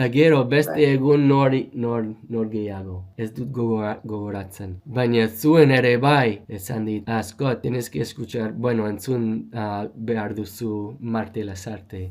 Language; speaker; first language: Basque; non-native, learner; English